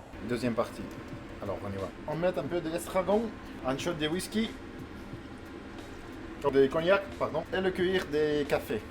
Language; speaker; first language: French; non-native, learner; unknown